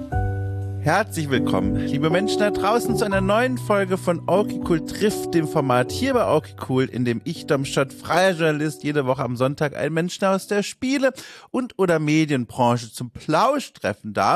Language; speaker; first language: German; native; German